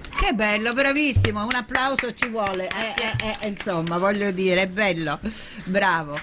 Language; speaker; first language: Italian; native; Italian